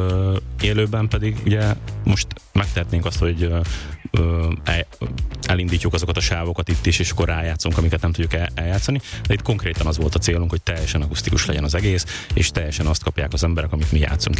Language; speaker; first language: Hungarian; native; Hungarian